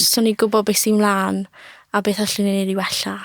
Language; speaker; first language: Welsh; native; Welsh